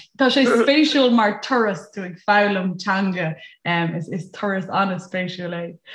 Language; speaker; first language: Irish; non-native, local second language; English